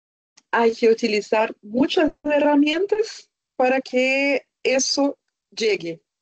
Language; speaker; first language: Spanish; non-native, fluent; Portuguese